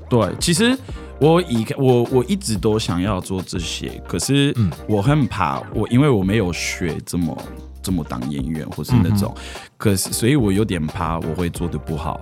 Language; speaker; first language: Chinese; non-native, fluent; French